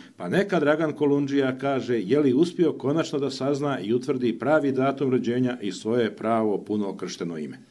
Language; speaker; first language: Croatian; native; Croatian